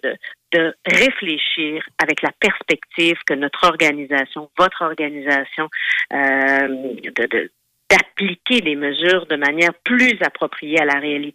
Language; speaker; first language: French; native; French